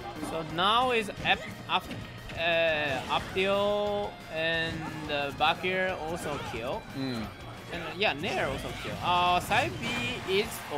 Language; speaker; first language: English; non-native, learner; Chinese